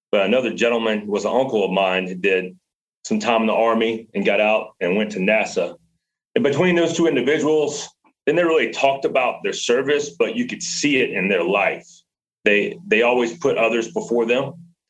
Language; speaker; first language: English; native; English